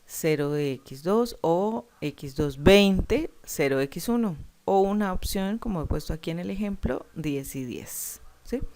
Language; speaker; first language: Spanish; native; Spanish